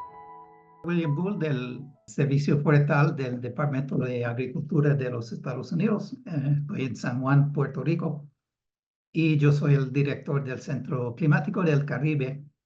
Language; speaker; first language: Spanish; non-native, fluent; English